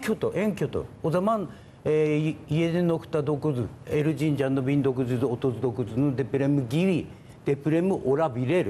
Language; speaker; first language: Turkish; non-native, learner; Japanese